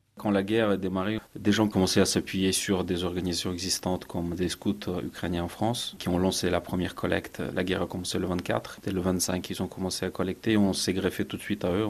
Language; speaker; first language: French; non-native, fluent; Ukrainian